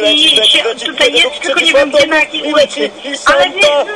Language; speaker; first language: Polish; native; Polish